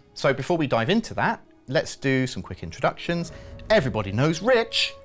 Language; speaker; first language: English; native; English